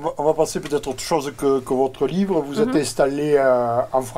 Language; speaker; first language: French; native; French